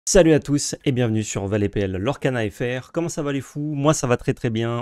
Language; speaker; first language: French; native; French